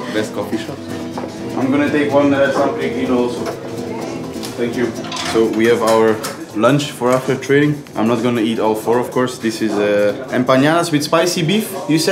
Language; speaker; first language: English; non-native, fluent; Dutch